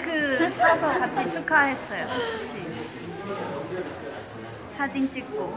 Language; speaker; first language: Korean; non-native, fluent; Chinese